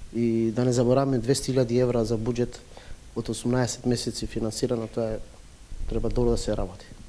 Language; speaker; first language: Macedonian; non-native, local second language; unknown